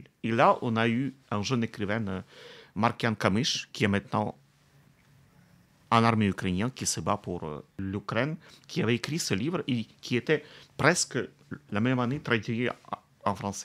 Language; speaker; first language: French; non-native, fluent; Russian